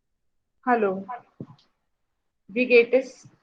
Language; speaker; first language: German; non-native, fluent; Hindi